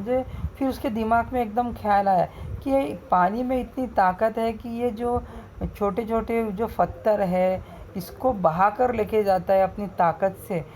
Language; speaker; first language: Hindi; non-native, local second language; Marathi